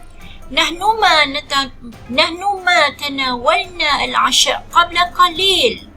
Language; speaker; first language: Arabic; non-native, fluent; Malay